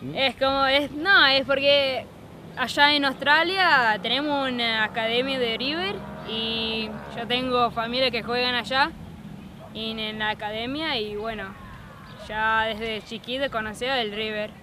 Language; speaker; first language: Spanish; non-native, fluent; English